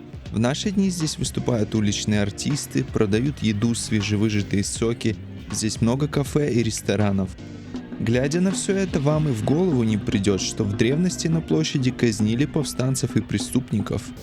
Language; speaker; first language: Russian; native; Russian